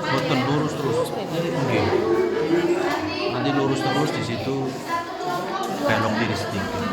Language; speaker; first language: Indonesian; native; Indonesian